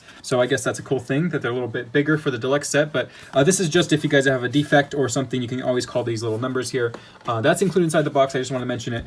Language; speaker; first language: English; native; English